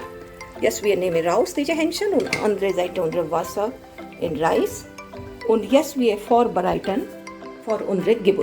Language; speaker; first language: German; non-native, learner; Hindi